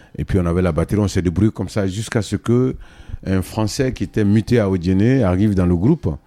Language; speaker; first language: French; non-native, local second language; Dyula